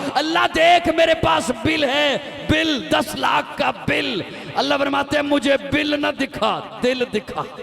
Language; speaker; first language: Urdu; non-native, local second language; Punjabi